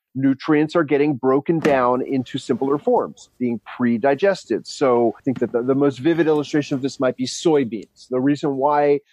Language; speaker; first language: English; native; English